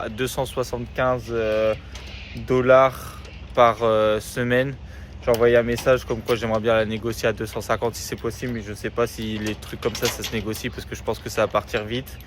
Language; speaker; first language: French; native; French